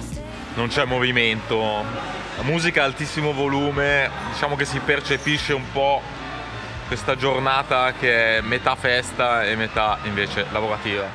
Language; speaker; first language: Italian; native; Italian